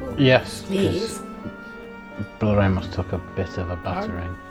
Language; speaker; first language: English; early bilingual, other home language; Italian